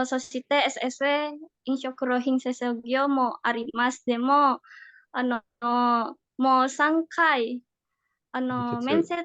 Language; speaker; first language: Japanese; non-native, learner; Indonesian